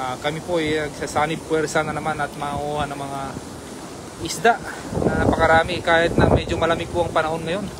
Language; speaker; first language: Filipino; native; Filipino